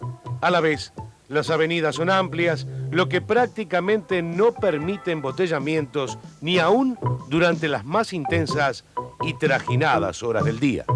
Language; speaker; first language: Spanish; native; Spanish